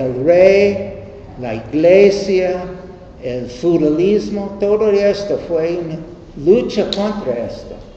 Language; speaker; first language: Spanish; non-native, learner; English